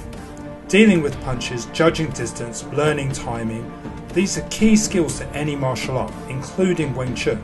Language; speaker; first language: English; native; English